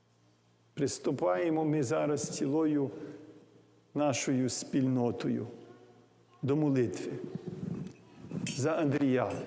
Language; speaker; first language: Ukrainian; early bilingual, heritage; English